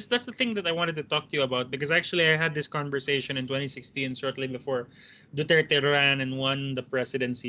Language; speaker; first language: English; non-native, local second language; Cebuano